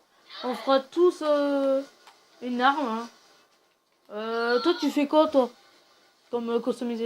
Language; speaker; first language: French; native; French